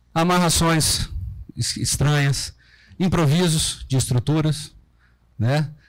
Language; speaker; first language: Portuguese; native; Portuguese